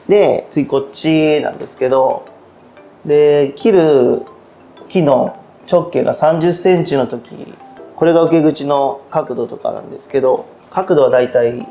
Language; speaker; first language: Japanese; native; Japanese